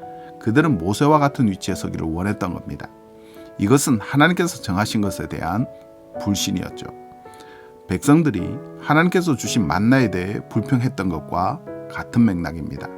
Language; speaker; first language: Korean; native; Korean